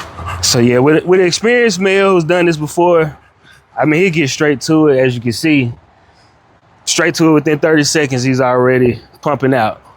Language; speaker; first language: English; native; English